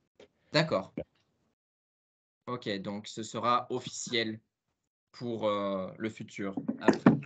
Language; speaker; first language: French; non-native, fluent; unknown